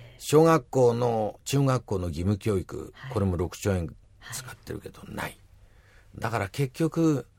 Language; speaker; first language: Japanese; native; Japanese